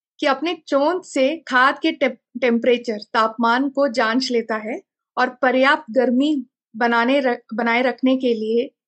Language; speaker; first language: Hindi; non-native, local second language; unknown